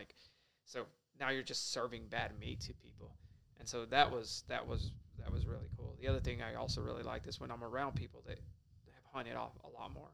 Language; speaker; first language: English; native; English